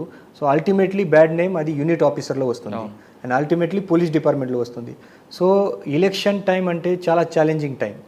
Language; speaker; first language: Telugu; non-native, fluent; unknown